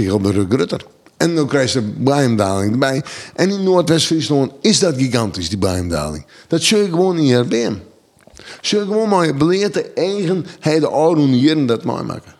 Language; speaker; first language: Dutch; non-native, local second language; Western Frisian